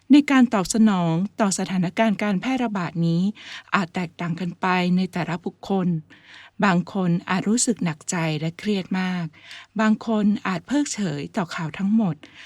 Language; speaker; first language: Thai; native; Thai